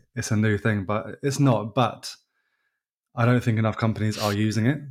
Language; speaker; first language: English; native; English